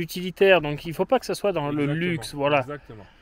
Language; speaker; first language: French; native; French